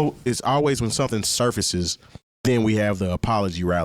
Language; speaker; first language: English; native; English